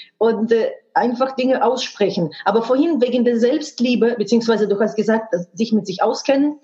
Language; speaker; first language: German; non-native, fluent; Russian